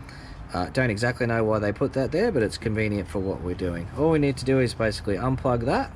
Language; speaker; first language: English; native; English